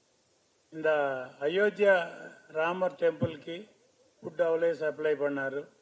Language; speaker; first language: Tamil; non-native, learner; Telugu